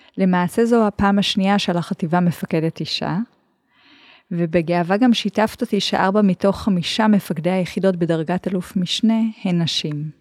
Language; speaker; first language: Hebrew; native; Hebrew